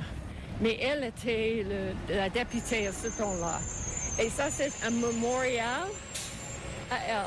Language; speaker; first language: French; non-native, learner; English